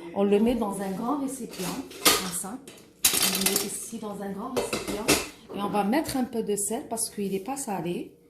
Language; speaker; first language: French; non-native, local second language; Arabic